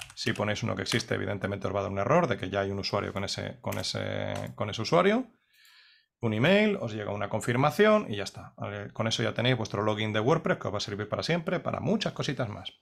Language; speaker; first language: Spanish; native; Spanish